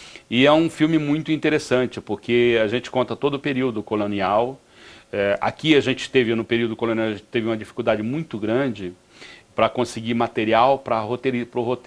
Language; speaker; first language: Portuguese; native; Portuguese